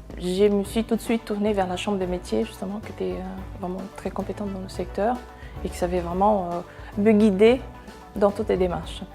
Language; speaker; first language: French; non-native, fluent; Portuguese